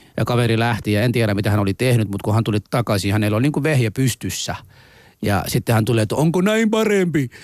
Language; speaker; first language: Finnish; non-native, fluent; Somali